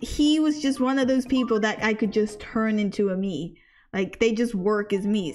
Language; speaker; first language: English; native; English